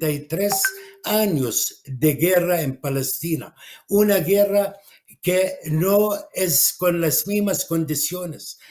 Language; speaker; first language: Spanish; non-native, fluent; Arabic